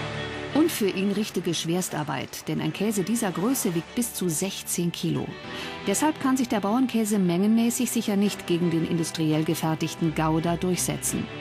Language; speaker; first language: German; native; German